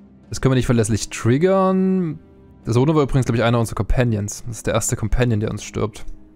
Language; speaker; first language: German; native; German